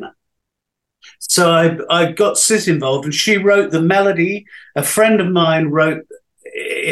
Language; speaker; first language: English; native; English